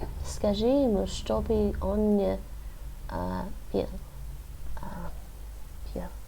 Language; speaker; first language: Russian; non-native, learner; English